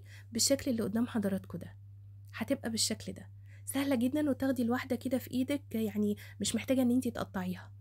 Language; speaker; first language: Arabic; native; Arabic